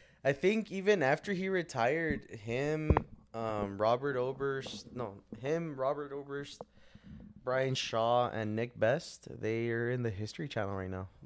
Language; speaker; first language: English; early bilingual, other home language; Spanish